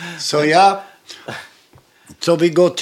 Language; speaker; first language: Swedish; non-native, learner; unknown